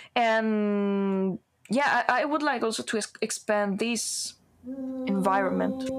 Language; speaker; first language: English; non-native, fluent; Italian